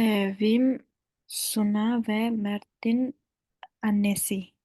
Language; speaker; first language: Turkish; non-native, learner; Indonesian